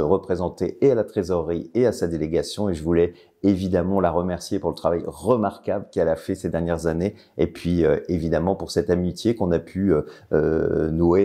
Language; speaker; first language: French; native; French